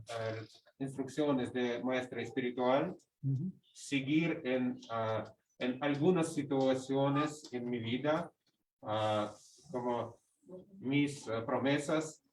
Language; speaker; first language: Spanish; non-native, learner; Russian